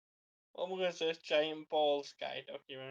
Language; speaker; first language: English; native; English